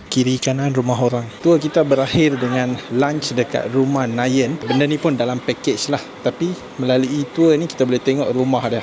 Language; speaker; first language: Malay; native; Malay